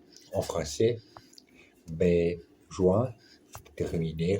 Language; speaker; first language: French; non-native, learner; German